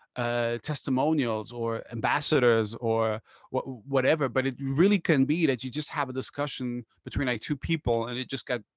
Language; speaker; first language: English; non-native, fluent; German